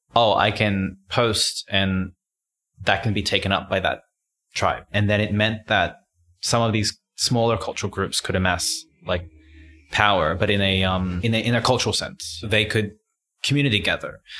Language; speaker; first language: English; native; English